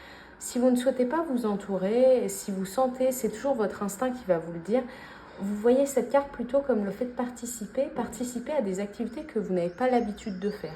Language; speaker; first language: French; native; French